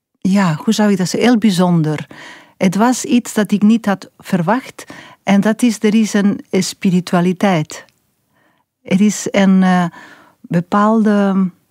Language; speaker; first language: Dutch; non-native, fluent; Catalan